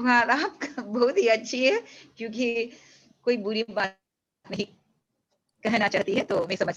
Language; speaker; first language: Hindi; early bilingual, heritage; Hindi